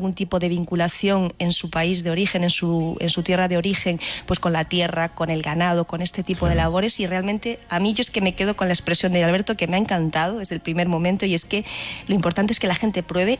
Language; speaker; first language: Spanish; native; Spanish